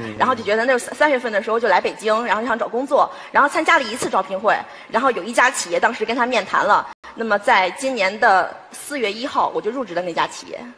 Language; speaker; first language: Chinese; native; Chinese